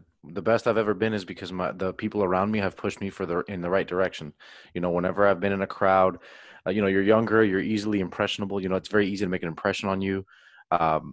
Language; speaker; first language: English; native; English